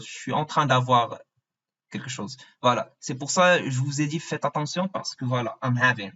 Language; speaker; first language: French; non-native, fluent; Arabic